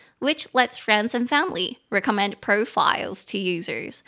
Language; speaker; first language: English; non-native, fluent; Chinese